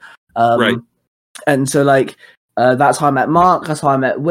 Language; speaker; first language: English; native; English